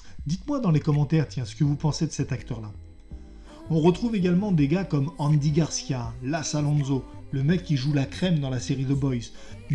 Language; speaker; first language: French; native; French